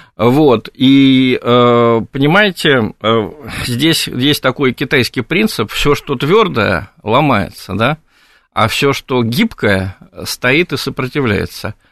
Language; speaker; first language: Russian; native; Russian